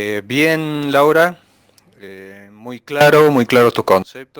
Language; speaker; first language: Spanish; native; Spanish